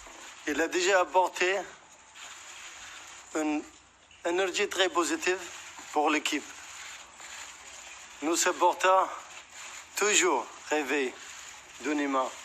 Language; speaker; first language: French; non-native, learner; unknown